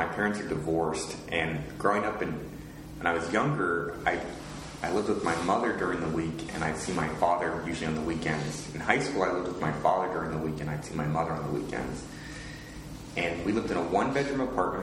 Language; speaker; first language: English; native; English